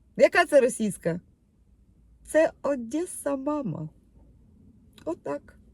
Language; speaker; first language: Ukrainian; non-native, local second language; Russian